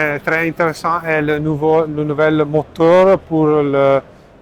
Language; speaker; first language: French; non-native, learner; Italian